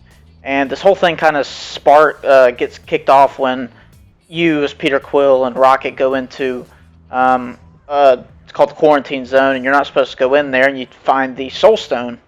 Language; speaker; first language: English; native; English